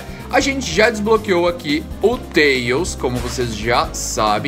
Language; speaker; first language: Portuguese; native; Portuguese